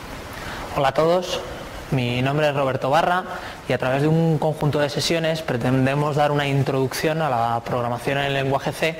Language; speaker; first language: Spanish; native; Spanish